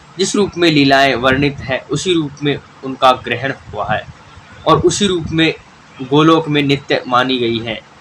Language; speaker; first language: Hindi; native; Hindi